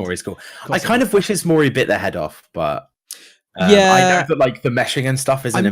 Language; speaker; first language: English; native; English